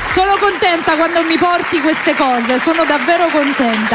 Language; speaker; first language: Italian; native; Italian